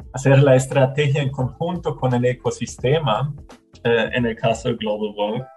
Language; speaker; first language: Spanish; non-native, fluent; German